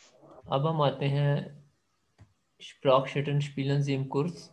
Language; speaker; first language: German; non-native, fluent; Urdu